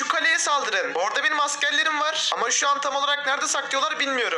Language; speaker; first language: Turkish; native; Turkish